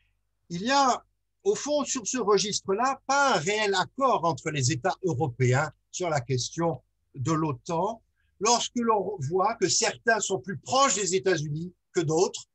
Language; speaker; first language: French; native; French